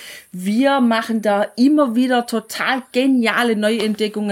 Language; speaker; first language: German; native; German